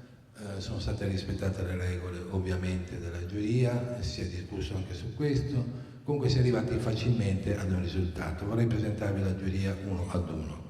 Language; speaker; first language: Italian; native; Italian